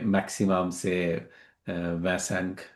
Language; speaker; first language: French; non-native, learner; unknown